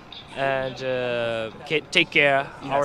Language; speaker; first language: English; non-native, learner; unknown